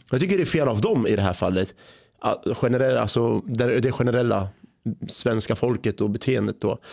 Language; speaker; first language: Swedish; early bilingual, other home language; Arabic